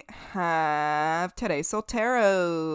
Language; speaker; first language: English; native; English